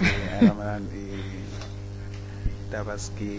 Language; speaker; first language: Spanish; non-native, learner; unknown